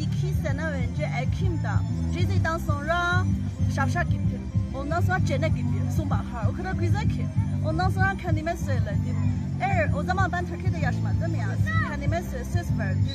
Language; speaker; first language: Turkish; non-native, learner; Chinese